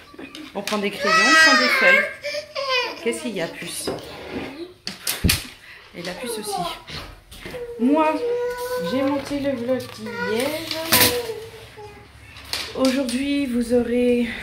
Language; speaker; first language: French; native; French